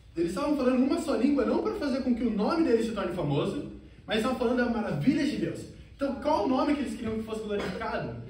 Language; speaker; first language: Portuguese; native; Portuguese